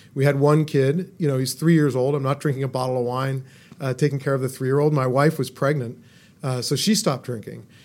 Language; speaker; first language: English; native; English